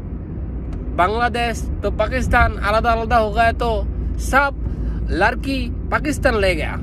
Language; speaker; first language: Hindi; non-native, learner; Bangla